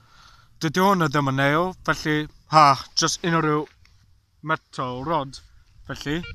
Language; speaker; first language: Welsh; non-native, learner; English